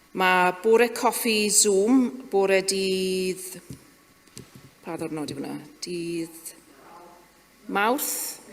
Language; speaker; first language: Welsh; native; Welsh